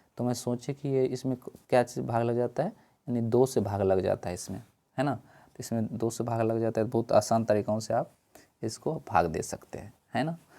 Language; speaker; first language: Hindi; native; Hindi